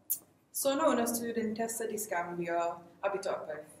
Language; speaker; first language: Italian; non-native, learner; English